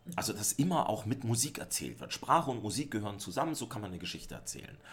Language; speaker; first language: German; native; German